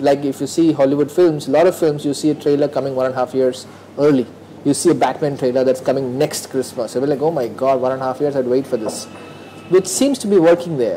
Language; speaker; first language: English; non-native, local second language; Hindi